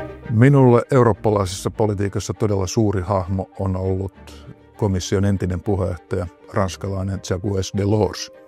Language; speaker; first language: Finnish; native; Finnish